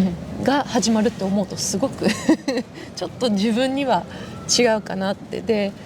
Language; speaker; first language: Japanese; native; Japanese